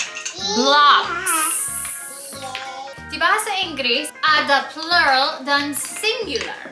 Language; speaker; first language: Indonesian; non-native, learner; English